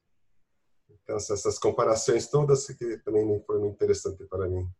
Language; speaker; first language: Spanish; non-native, learner; Portuguese